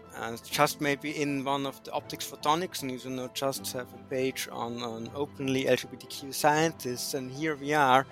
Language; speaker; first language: English; non-native, fluent; German